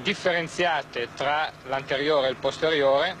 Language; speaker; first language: Italian; native; Italian